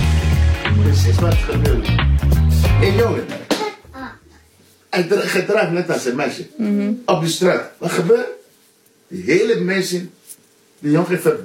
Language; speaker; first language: Dutch; non-native, learner; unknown